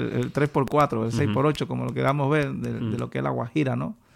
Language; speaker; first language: Spanish; native; Spanish